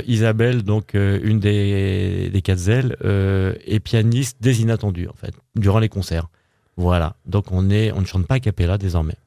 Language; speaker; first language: French; native; French